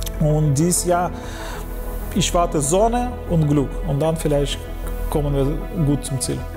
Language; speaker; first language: German; non-native, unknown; Ukrainian